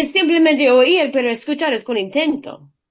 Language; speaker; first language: Spanish; early bilingual, heritage; Spanish